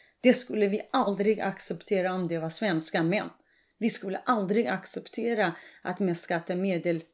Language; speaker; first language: Swedish; non-native, fluent; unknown